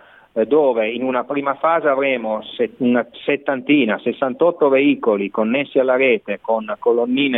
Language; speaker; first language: Italian; native; Italian